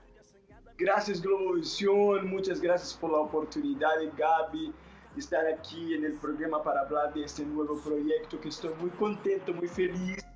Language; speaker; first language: Spanish; non-native, fluent; Portuguese